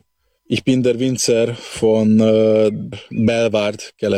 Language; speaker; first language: German; non-native, local second language; Hungarian